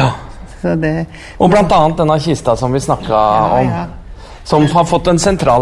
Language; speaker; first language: Norwegian; native; Norwegian